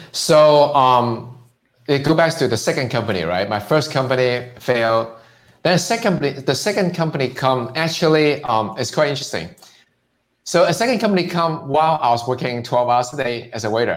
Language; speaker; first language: English; non-native, local second language; Cantonese